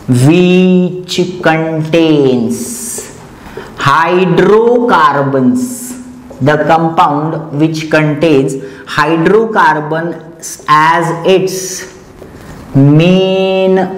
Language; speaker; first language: English; non-native, local second language; Marathi